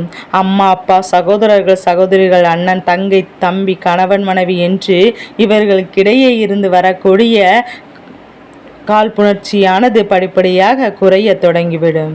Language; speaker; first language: Tamil; native; Tamil